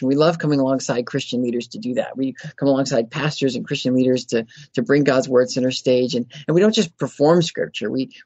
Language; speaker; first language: English; native; English